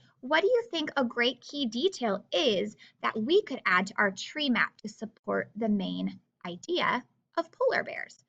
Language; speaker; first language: English; native; English